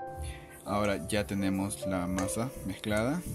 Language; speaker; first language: Spanish; native; Spanish